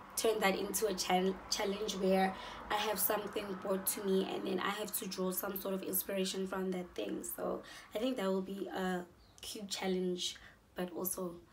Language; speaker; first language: English; non-native, local second language; Zulu